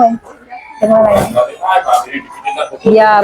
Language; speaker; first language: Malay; non-native, local second language; Javanese